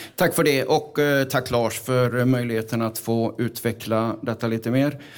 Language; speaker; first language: Swedish; native; Swedish